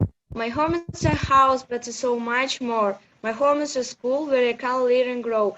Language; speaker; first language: English; non-native, learner; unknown